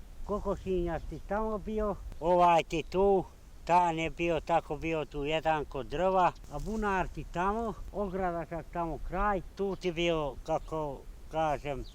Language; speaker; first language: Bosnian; non-native, local second language; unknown